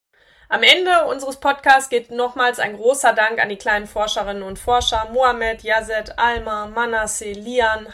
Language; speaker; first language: German; native; German